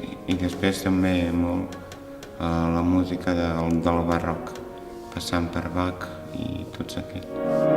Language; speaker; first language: Catalan; early bilingual, other home language; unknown